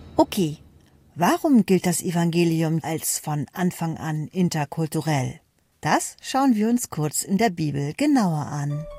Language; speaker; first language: German; native; German